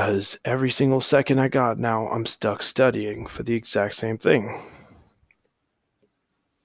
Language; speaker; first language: English; early bilingual, other home language; Hindi